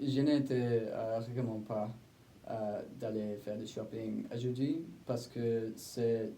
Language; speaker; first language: French; non-native, learner; English